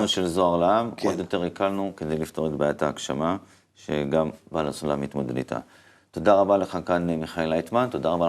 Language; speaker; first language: Hebrew; native; Hebrew